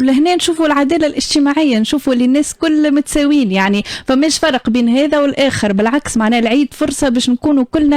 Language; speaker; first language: Arabic; native; Arabic